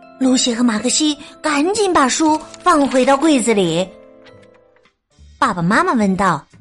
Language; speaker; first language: Chinese; native; Chinese